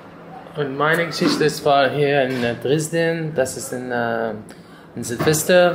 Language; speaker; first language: German; non-native, learner; Arabic